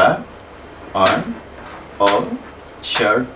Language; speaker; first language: French; non-native, learner; Spanish